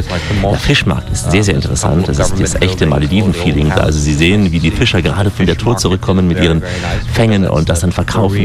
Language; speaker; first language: German; native; German